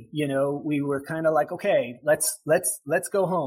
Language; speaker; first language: English; native; English